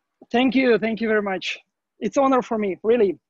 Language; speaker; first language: English; non-native, learner; Ukrainian